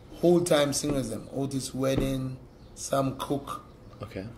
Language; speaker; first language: English; native; English